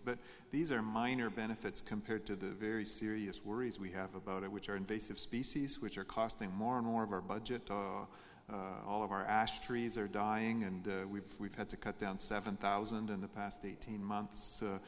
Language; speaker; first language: English; native; English